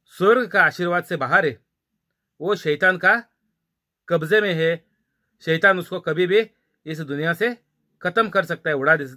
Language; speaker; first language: Hindi; non-native, local second language; Marathi